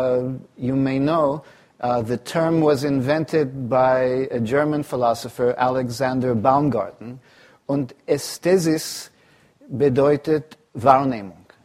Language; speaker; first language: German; non-native, fluent; English